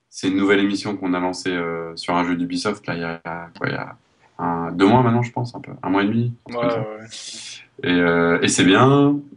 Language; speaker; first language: French; native; French